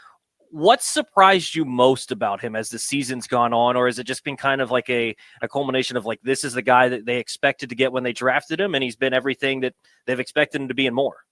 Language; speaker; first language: English; native; English